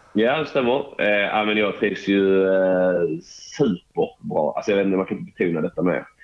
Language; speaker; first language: Swedish; native; Swedish